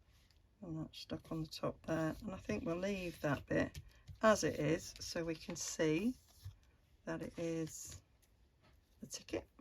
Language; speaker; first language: English; native; English